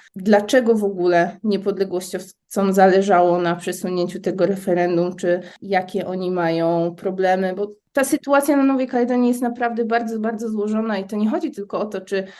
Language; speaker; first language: Polish; native; Polish